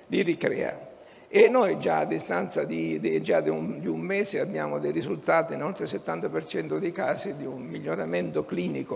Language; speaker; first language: Italian; native; Italian